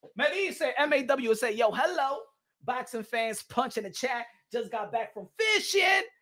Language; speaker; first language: English; native; English